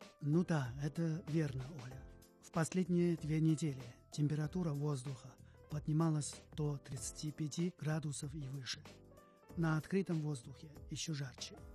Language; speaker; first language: Russian; non-native, fluent; Chinese